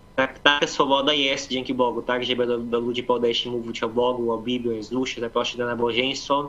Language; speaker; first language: Polish; non-native, fluent; Portuguese